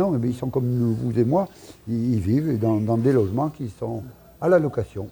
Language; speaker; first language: French; native; French